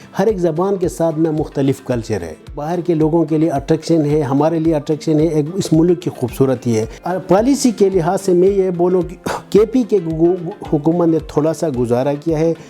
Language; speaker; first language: Urdu; non-native, local second language; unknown